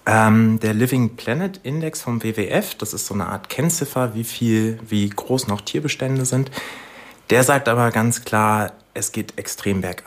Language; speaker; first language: German; native; German